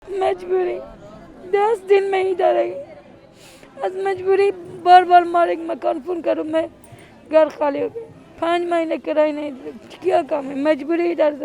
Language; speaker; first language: Hindi; non-native, learner; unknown